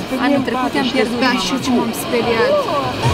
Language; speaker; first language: Romanian; native; Romanian